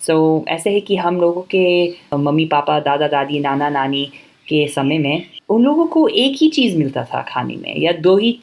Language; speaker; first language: Hindi; non-native, fluent; English